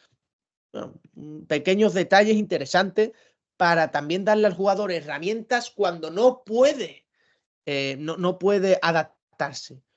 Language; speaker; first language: Spanish; native; Spanish